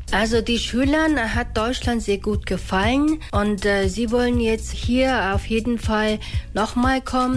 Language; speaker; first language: German; non-native, fluent; Mongolian